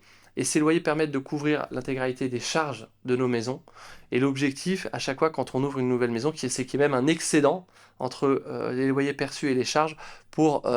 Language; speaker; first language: French; native; French